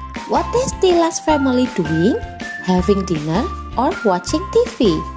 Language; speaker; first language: English; non-native, fluent; Indonesian